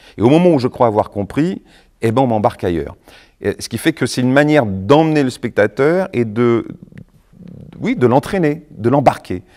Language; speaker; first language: French; native; French